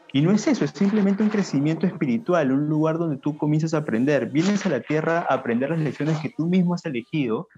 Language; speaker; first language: Spanish; native; Spanish